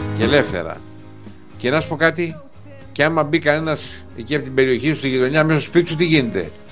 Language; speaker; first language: Greek; native; Greek